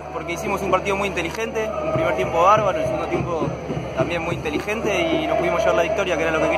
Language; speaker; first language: Spanish; native; Spanish